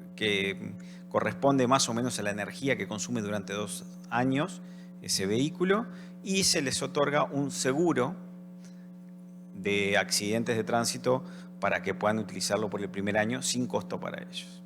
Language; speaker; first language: Spanish; native; Spanish